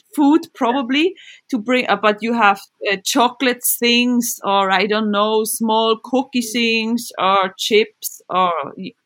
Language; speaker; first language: English; non-native, fluent; Swiss German